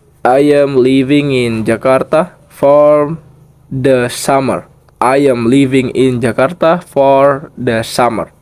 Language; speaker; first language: English; non-native, learner; Indonesian